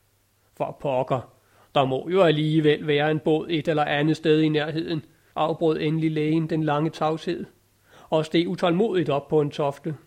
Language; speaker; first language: Danish; native; Danish